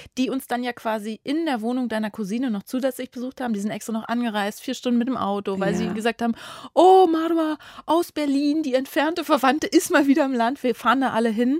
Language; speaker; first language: German; native; German